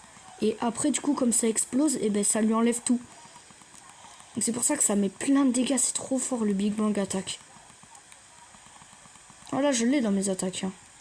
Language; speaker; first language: French; native; French